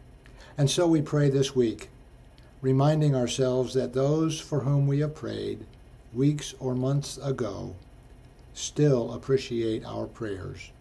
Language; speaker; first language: English; native; English